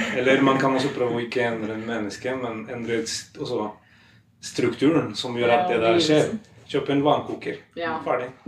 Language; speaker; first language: Norwegian; non-native, fluent; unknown